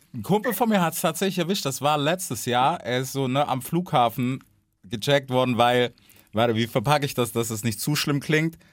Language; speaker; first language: German; early bilingual, other home language; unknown